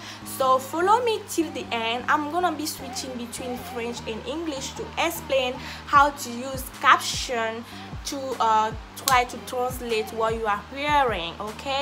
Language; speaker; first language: English; non-native, fluent; French